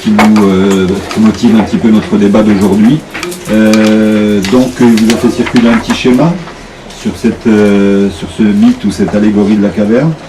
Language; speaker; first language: French; native; French